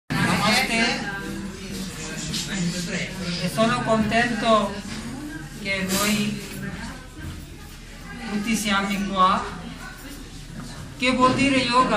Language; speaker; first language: Italian; non-native, learner; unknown